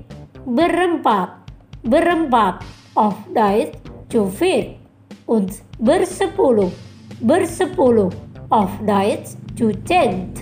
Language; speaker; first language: German; non-native, learner; Indonesian